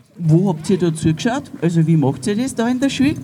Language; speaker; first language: German; native; German